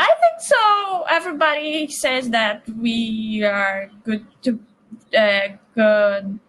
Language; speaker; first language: English; non-native, learner; Portuguese